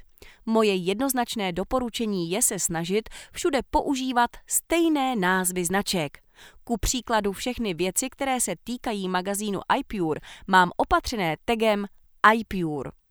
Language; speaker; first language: Czech; native; Czech